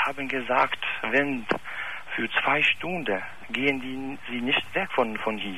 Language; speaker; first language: German; non-native, learner; Albanian